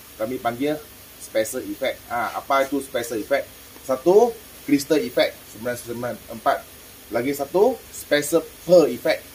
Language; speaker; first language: Malay; non-native, local second language; Min Nan Chinese